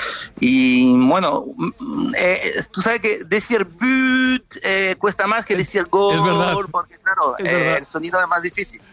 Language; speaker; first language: Spanish; non-native, fluent; French